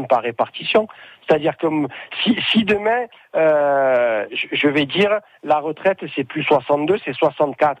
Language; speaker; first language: French; native; French